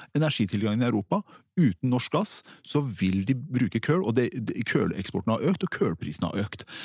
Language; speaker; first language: Norwegian; early bilingual, other home language; Persian